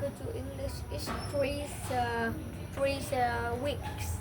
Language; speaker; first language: English; non-native, learner; Vietnamese